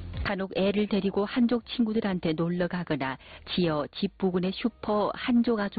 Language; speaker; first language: Korean; native; Korean